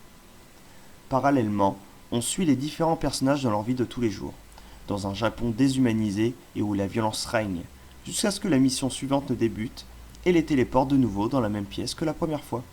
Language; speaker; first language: French; native; French